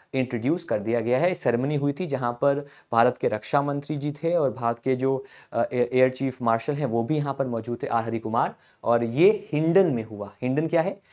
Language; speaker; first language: Hindi; native; Hindi